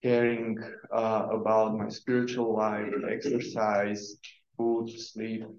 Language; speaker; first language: English; non-native, learner; Slovak